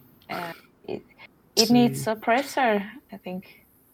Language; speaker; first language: English; non-native, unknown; Russian